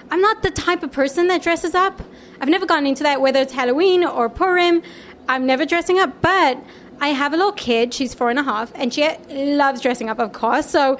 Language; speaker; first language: English; native; English